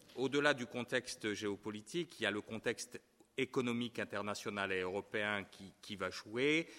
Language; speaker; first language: French; non-native, fluent; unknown